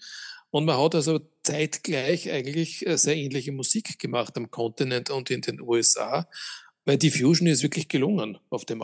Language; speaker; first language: German; native; German